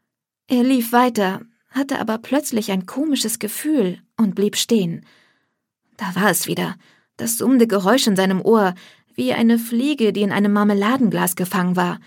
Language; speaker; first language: German; native; German